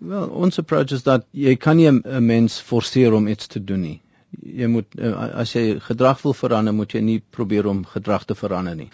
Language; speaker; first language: Afrikaans; non-native, local second language; English